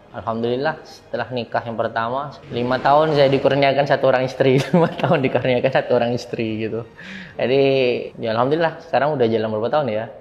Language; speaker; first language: Indonesian; early bilingual, heritage; Indonesian